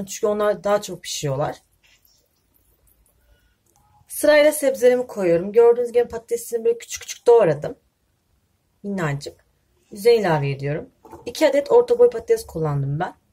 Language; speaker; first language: Turkish; native; Turkish